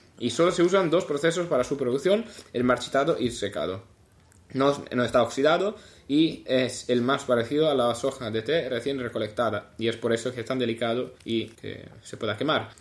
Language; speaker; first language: Spanish; non-native, fluent; Italian